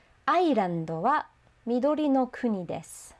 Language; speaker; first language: Japanese; non-native, fluent; English